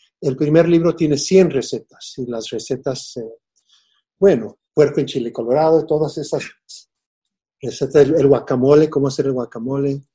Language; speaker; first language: Spanish; early bilingual, heritage; Spanish